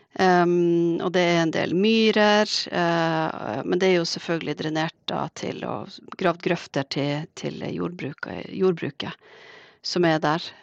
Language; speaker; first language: Norwegian; native; Norwegian